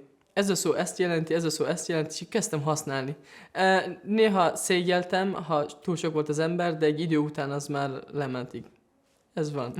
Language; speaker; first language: Hungarian; non-native, fluent; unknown